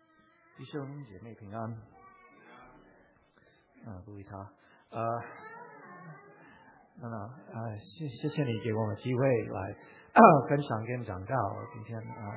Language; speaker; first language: Chinese; non-native, fluent; English